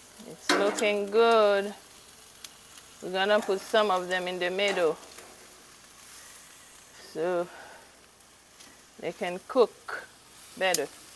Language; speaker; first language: English; non-native, fluent; Haitian Creole